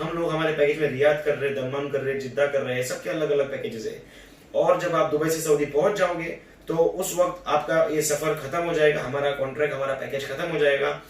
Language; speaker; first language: Hindi; native; Hindi